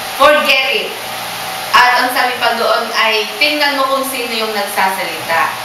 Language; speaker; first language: Filipino; native; Filipino